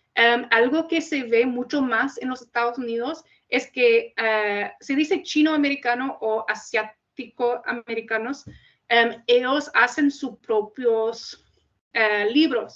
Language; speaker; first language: Spanish; non-native, fluent; English